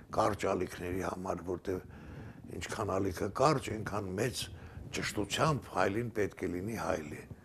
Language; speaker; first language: Armenian; native; Armenian